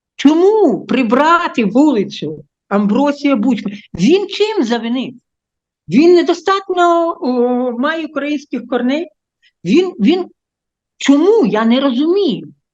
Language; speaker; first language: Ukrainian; non-native, local second language; Russian